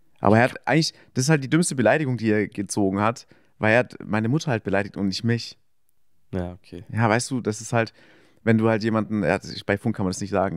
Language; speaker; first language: German; native; German